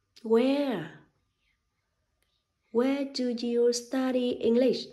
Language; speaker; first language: English; non-native, learner; Vietnamese